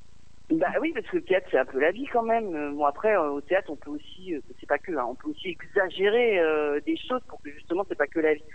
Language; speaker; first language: French; native; French